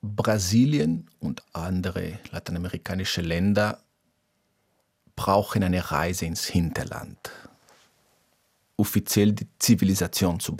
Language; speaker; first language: German; non-native, fluent; Portuguese